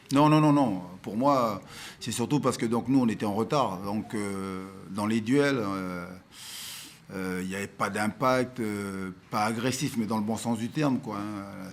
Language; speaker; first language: French; native; French